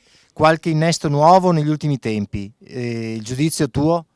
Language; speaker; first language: Italian; native; Italian